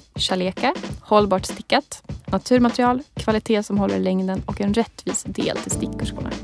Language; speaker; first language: Swedish; native; Swedish